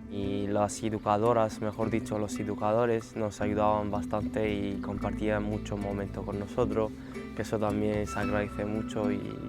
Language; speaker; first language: Spanish; non-native, fluent; Arabic